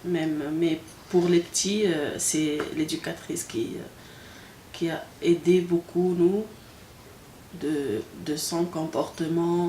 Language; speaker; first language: French; non-native, local second language; Arabic